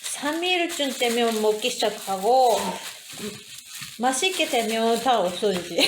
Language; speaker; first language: Korean; non-native, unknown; Japanese